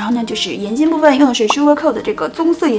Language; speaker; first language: Chinese; native; Chinese